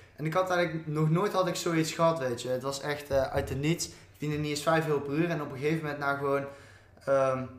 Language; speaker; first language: Dutch; native; Dutch